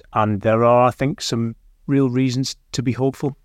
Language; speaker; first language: English; native; English